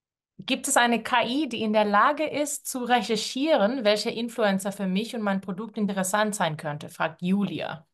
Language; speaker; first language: German; non-native, fluent; Spanish